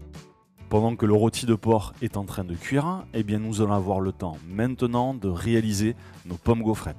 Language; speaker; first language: French; native; French